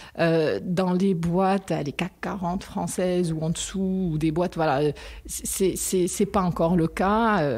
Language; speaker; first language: French; non-native, local second language; Arabic